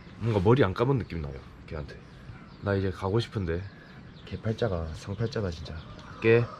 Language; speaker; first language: Korean; native; Korean